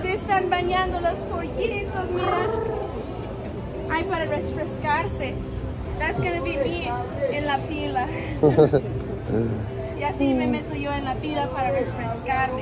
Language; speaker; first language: Spanish; non-native, fluent; English